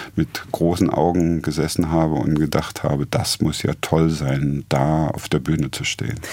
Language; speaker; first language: German; native; German